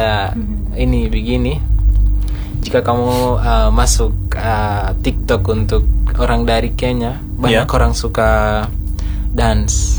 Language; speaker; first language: Indonesian; non-native, learner; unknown